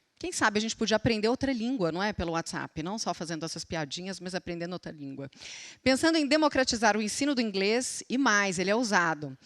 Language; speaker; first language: Portuguese; native; Portuguese